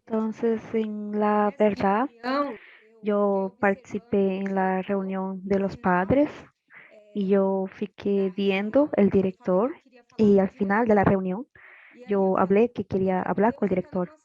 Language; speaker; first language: Spanish; non-native, learner; Portuguese